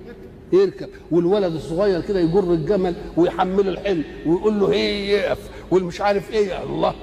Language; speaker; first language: Arabic; native; Arabic